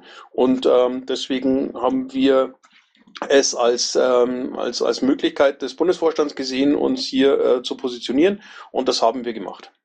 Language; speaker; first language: German; native; German